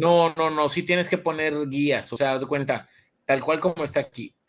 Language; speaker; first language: Spanish; native; Spanish